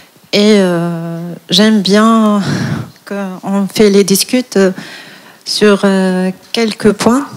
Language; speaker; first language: French; non-native, fluent; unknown